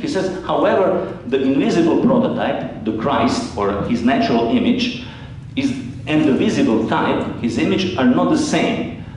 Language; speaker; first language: English; non-native, fluent; Croatian